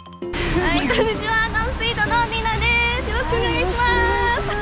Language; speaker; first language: Japanese; non-native, learner; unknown